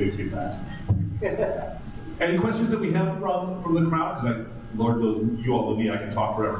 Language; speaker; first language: English; native; English